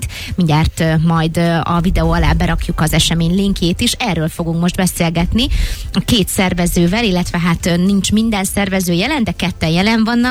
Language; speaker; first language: Hungarian; native; Hungarian